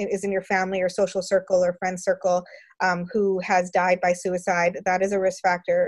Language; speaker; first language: English; native; English